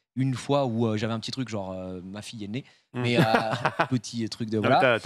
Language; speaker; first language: French; native; French